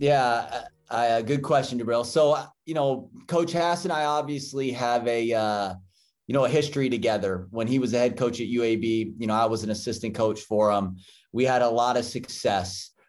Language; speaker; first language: English; native; English